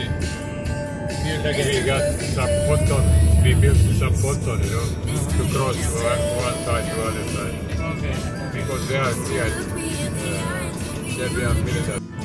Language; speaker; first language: English; non-native, learner; Croatian